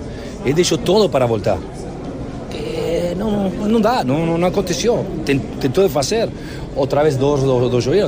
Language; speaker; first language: Portuguese; non-native, fluent; Spanish